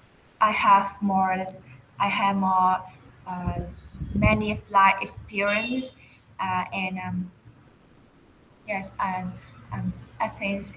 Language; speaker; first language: English; non-native, learner; Vietnamese